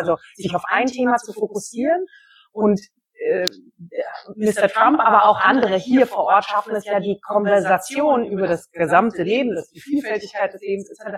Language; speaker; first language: German; native; German